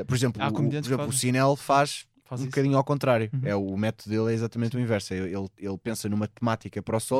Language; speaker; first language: Portuguese; native; Portuguese